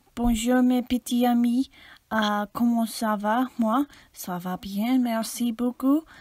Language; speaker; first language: French; non-native, learner; English